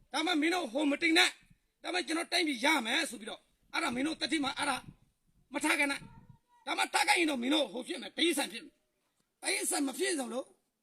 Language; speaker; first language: Burmese; non-native, local second language; Rohingya